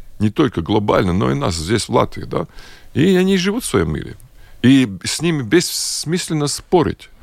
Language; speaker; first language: Russian; non-native, local second language; Latvian